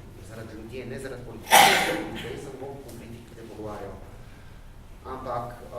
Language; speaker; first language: Slovenian; early bilingual, heritage; Arabic